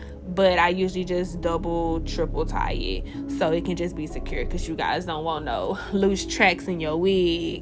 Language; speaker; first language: English; native; English